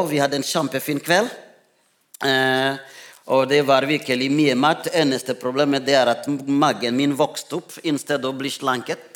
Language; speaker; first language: Norwegian; non-native, fluent; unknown